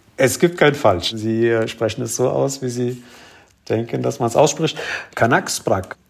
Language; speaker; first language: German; early bilingual, other home language; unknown